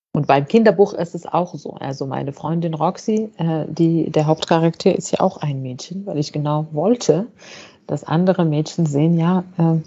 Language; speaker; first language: German; non-native, fluent; Arabic